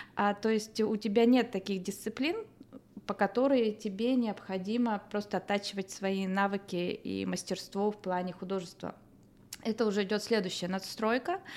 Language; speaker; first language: Russian; native; Russian